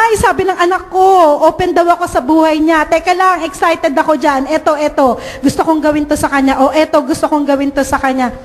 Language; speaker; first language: Filipino; native; Filipino